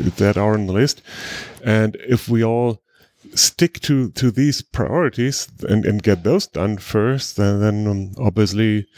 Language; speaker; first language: English; non-native, fluent; German